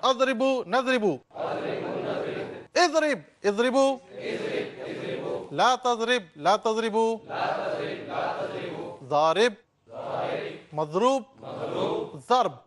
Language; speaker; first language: Arabic; non-native, learner; Urdu